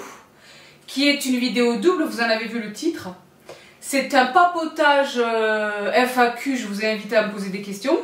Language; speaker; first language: French; native; French